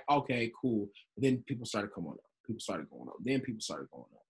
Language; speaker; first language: English; native; English